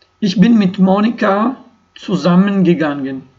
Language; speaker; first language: German; non-native, learner; Ukrainian